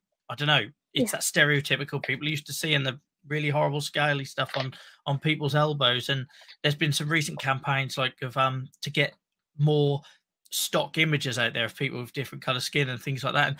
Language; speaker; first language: English; native; English